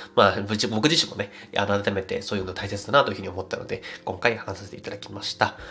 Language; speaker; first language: Japanese; native; Japanese